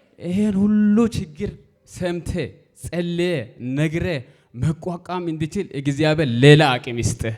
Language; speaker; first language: Amharic; native; Amharic